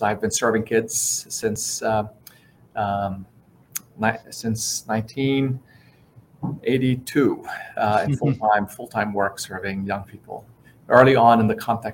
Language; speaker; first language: English; non-native, fluent; Arabic